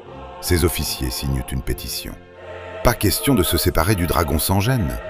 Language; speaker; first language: French; native; French